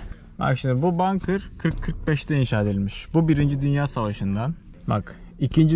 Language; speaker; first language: Turkish; native; Turkish